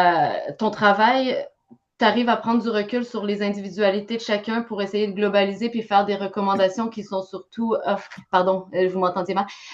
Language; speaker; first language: French; native; French